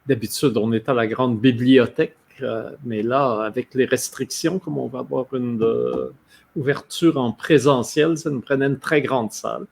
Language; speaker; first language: French; native; French